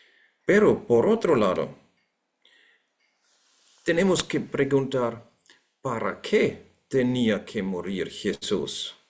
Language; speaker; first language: Spanish; non-native, fluent; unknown